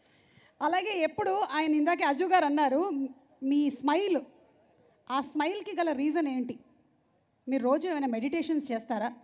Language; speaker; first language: Telugu; native; Telugu